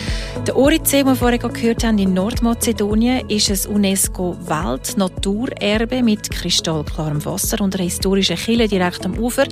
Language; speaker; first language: German; native; German